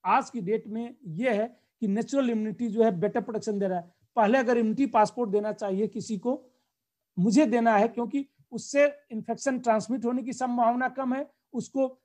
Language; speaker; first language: Hindi; native; Hindi